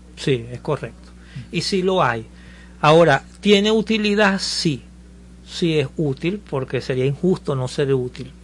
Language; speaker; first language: Spanish; native; Spanish